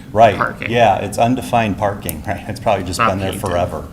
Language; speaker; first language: English; native; English